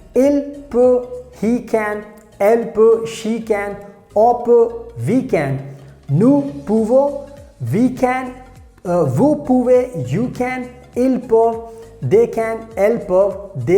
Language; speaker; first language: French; non-native, fluent; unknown